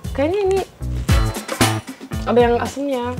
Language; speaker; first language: Indonesian; non-native, fluent; Turkish